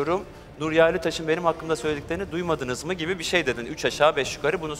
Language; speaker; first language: Turkish; native; Turkish